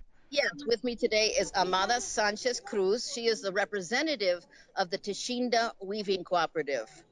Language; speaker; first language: English; native; English